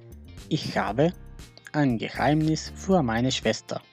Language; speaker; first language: German; non-native, fluent; Macedonian